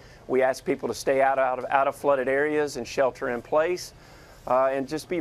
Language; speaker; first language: English; native; English